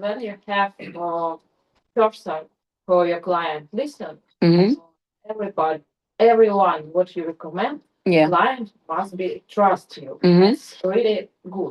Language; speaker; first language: English; non-native, learner; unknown